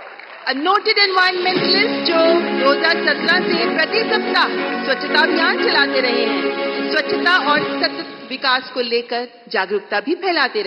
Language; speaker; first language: Hindi; native; Hindi